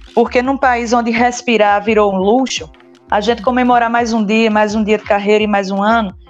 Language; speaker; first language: Portuguese; native; Portuguese